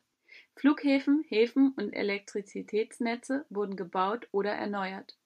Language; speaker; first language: German; native; German